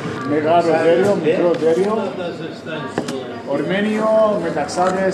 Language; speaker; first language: Greek; early bilingual, heritage; English